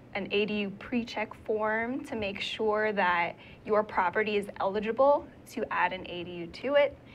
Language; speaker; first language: English; native; English